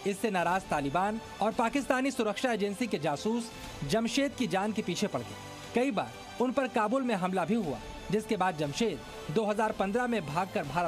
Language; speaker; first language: Hindi; native; Hindi